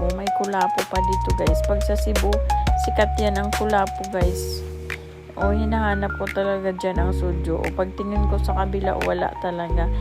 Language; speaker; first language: Filipino; non-native, local second language; Hiligaynon